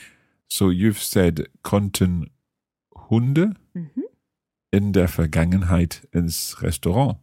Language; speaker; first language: German; non-native, learner; English